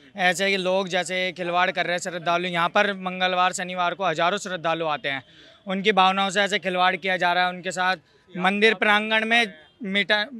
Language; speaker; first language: Hindi; native; Hindi